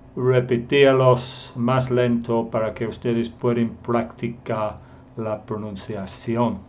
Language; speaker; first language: Spanish; non-native, fluent; English